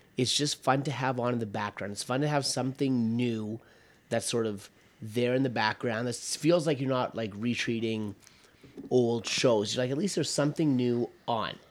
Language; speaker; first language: English; native; English